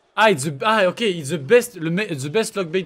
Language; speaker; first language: English; non-native, learner; French